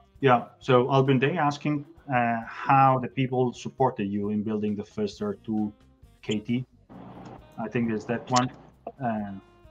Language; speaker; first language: English; non-native, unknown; Italian